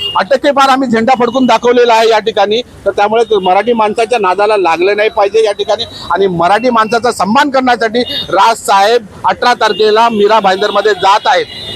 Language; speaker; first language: Marathi; native; Marathi